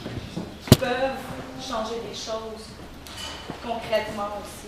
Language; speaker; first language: French; native; French